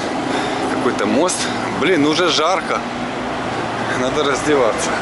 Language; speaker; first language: Russian; native; Russian